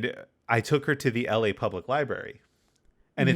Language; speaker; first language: English; native; English